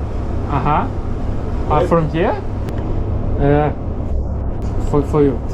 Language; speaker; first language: English; non-native, learner; Lithuanian